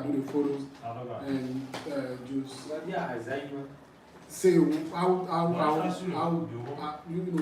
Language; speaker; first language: English; non-native, fluent; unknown